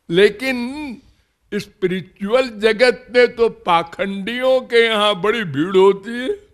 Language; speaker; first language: Hindi; native; Hindi